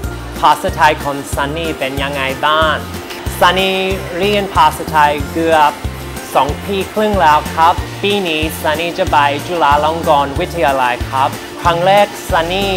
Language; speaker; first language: Thai; non-native, learner; English